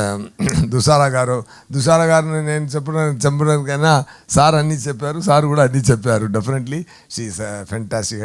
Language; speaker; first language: Telugu; non-native, fluent; Tamil